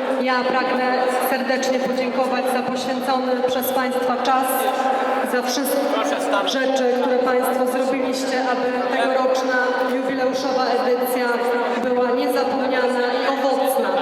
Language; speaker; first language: Polish; native; Polish